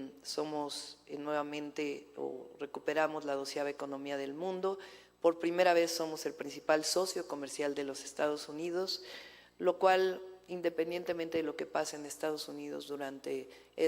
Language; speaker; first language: Spanish; native; Spanish